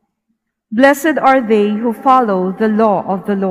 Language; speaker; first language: English; non-native, local second language; Filipino